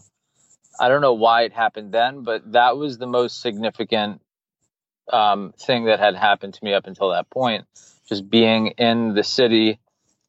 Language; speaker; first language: English; native; English